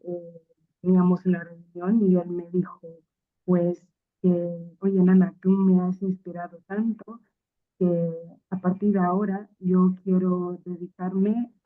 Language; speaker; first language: Spanish; non-native, fluent; Akan